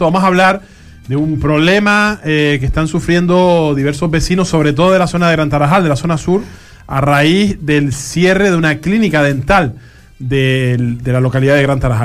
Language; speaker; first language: Spanish; native; Spanish